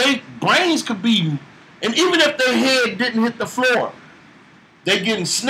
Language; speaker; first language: English; native; English